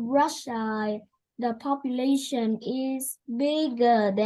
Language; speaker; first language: English; non-native, learner; Vietnamese